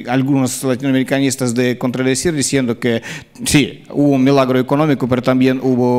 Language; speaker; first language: Spanish; non-native, fluent; Russian